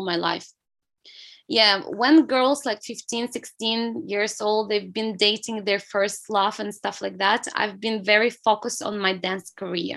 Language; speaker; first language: English; non-native, fluent; Russian